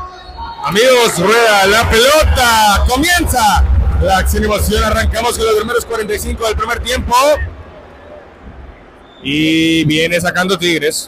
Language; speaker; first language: Spanish; native; Spanish